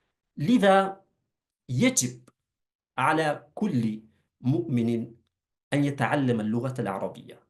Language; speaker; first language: Arabic; non-native, fluent; Urdu